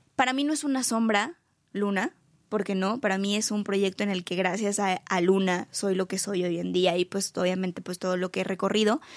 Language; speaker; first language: Spanish; native; Spanish